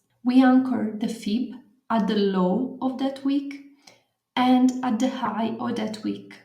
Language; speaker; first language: English; non-native, fluent; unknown